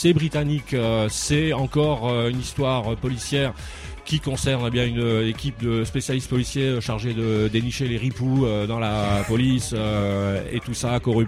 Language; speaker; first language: French; native; French